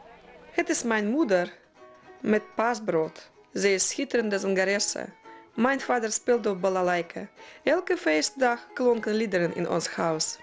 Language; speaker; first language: Dutch; non-native, fluent; Russian